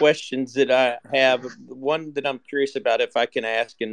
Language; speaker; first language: English; native; English